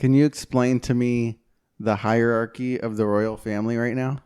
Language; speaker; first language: English; native; English